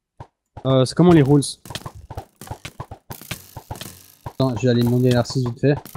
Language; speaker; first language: French; native; French